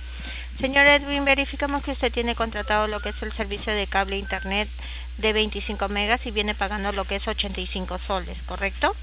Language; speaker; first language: Spanish; native; Spanish